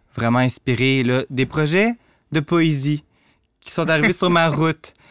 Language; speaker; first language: French; native; French